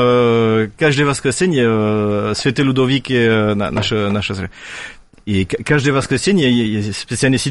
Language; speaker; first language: Russian; non-native, fluent; French